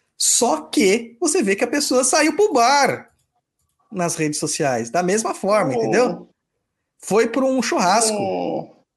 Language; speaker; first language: Portuguese; native; Portuguese